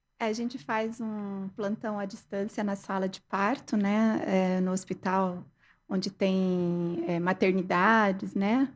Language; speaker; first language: Portuguese; early bilingual, other home language; Arabic